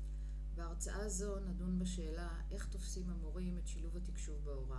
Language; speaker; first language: Hebrew; native; Hebrew